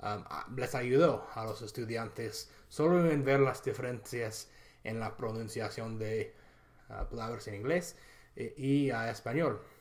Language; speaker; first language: Spanish; non-native, fluent; English